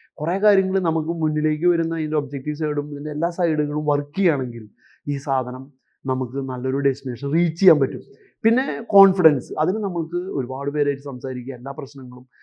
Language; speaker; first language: Malayalam; native; Malayalam